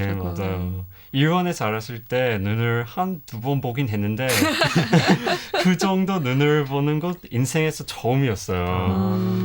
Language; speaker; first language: Korean; non-native, fluent; English